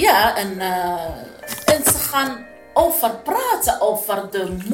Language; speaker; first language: Dutch; non-native, learner; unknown